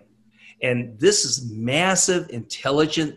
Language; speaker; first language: English; native; English